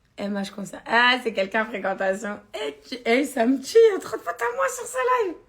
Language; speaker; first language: French; native; French